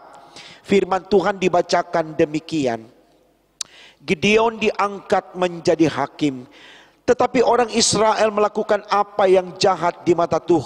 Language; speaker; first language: Indonesian; native; Indonesian